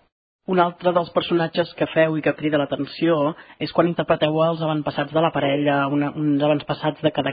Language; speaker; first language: Catalan; native; Catalan